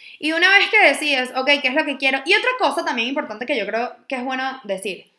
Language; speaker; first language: Spanish; native; Spanish